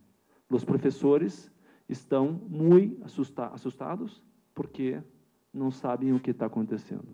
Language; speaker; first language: Spanish; non-native, learner; Portuguese